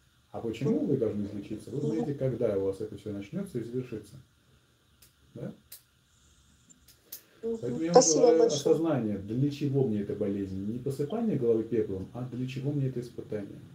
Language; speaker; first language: Russian; native; Russian